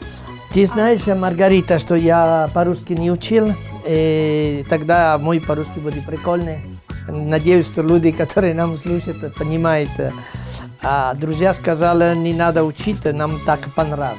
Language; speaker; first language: Russian; non-native, learner; Italian